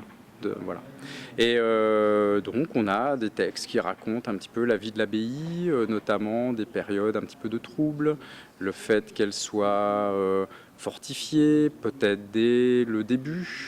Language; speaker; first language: French; native; French